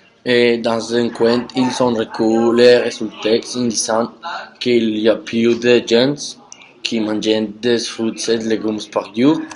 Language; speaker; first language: French; non-native, learner; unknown